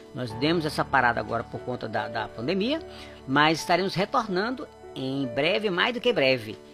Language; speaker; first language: Portuguese; native; Portuguese